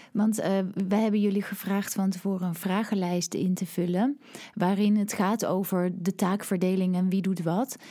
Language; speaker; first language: Dutch; native; Dutch